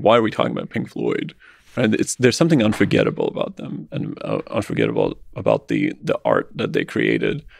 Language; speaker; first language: English; early bilingual, other home language; Russian